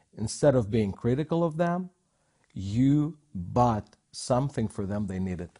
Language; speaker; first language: English; non-native, fluent; Russian